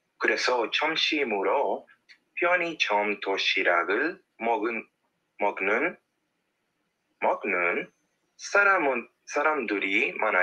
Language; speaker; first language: Korean; non-native, learner; English